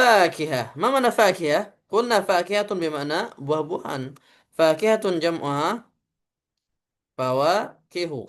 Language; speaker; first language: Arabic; non-native, fluent; Indonesian